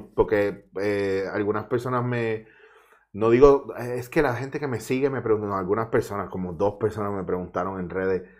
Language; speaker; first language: Spanish; native; Spanish